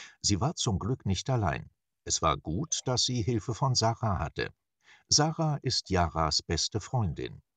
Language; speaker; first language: German; non-native, learner; Bangla